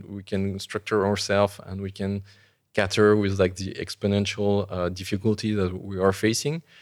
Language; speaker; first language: English; non-native, fluent; French